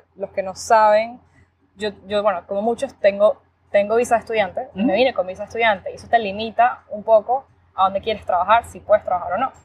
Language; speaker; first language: Spanish; native; Spanish